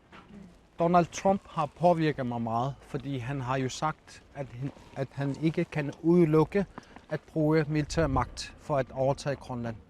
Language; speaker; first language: Danish; non-native, local second language; Kalaallisut